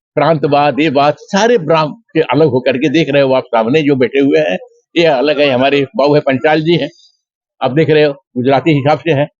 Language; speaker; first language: Hindi; native; Hindi